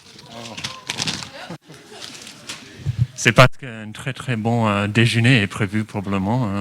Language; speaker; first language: French; non-native, fluent; English